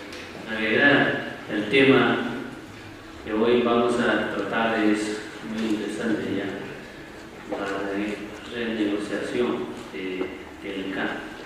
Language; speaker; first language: Spanish; non-native, learner; Chinese